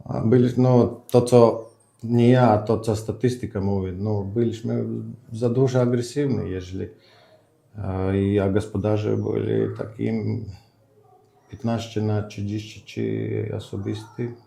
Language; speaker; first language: Polish; non-native, learner; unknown